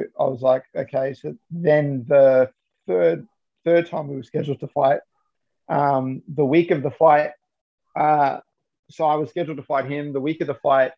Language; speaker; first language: English; native; English